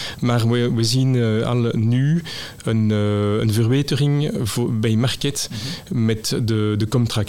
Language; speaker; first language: Dutch; non-native, local second language; French